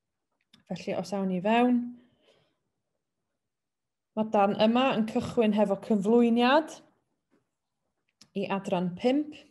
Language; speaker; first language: Welsh; native; Welsh